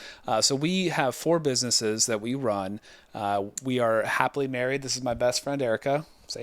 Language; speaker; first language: English; native; English